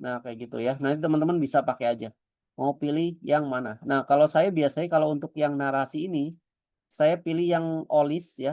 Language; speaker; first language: Indonesian; native; Indonesian